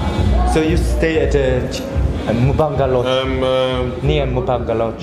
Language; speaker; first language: English; non-native, learner; Chinese